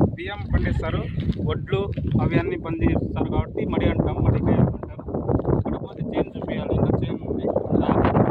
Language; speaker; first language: Telugu; non-native, local second language; Lambadi